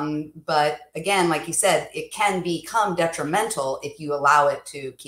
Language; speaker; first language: English; native; English